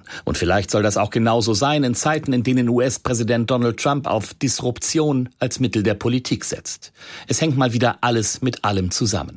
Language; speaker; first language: German; native; German